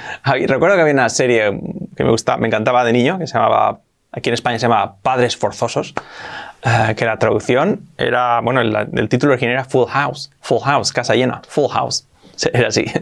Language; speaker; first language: Spanish; native; Spanish